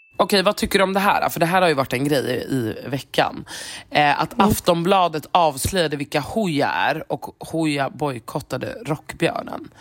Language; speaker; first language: Swedish; native; Swedish